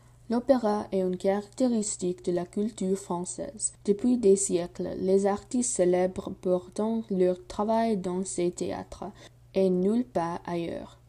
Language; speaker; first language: French; non-native, learner; English